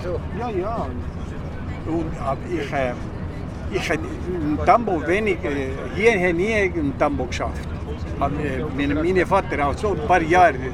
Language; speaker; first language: German; non-native, learner; Spanish